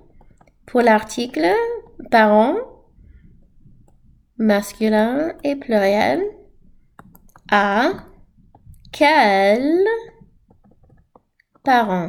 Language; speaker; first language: French; non-native, fluent; English